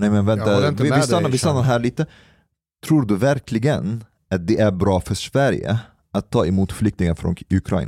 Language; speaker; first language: Swedish; non-native, fluent; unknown